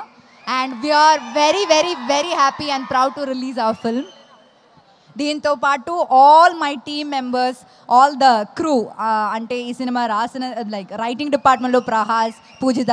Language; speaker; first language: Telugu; non-native, fluent; Malayalam